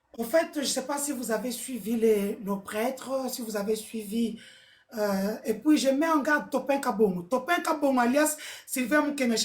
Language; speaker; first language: French; non-native, local second language; Lingala